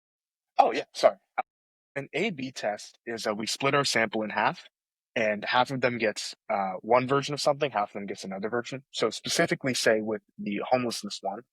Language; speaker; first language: English; native; English